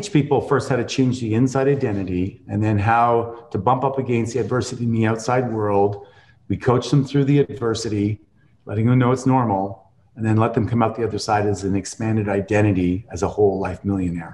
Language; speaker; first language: English; native; English